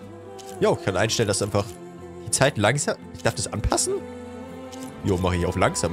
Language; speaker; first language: German; native; German